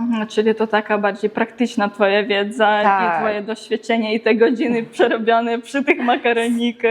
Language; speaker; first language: Polish; native; Polish